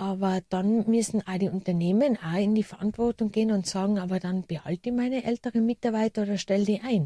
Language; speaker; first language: German; native; German